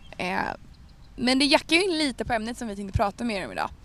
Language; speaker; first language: Swedish; native; Swedish